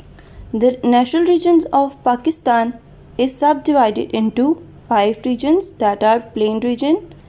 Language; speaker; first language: English; non-native, local second language; Urdu